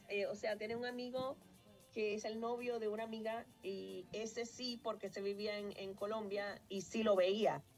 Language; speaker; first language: Spanish; early bilingual, heritage; Spanish